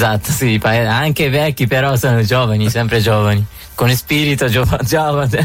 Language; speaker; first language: Italian; non-native, fluent; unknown